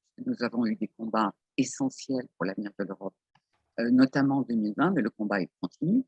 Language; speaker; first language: French; native; French